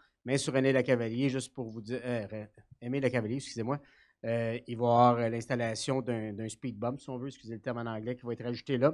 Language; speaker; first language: French; native; French